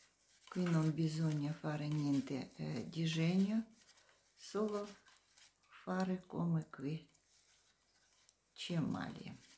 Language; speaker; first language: Italian; non-native, learner; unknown